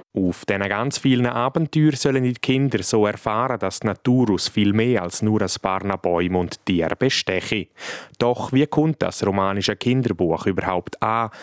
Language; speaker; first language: German; native; German